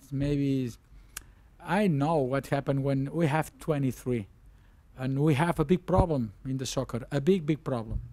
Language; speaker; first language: English; non-native, learner; Spanish